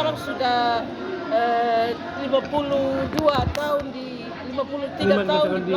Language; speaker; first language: Indonesian; early bilingual, heritage; Indonesian